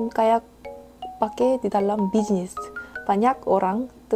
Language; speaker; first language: Indonesian; non-native, fluent; Korean